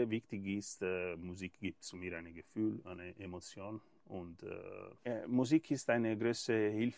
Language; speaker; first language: German; non-native, learner; Italian